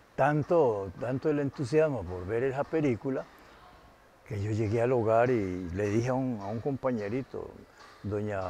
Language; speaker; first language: Spanish; native; Spanish